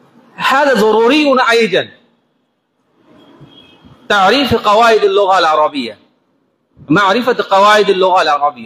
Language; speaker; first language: Arabic; non-native, fluent; Bangla